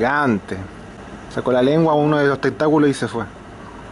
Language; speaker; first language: Spanish; native; Spanish